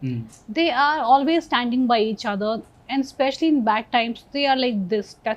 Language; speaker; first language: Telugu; non-native, local second language; Hindi